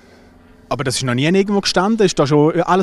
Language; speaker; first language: German; native; German